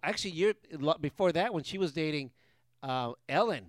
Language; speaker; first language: English; early bilingual, other home language; Spanish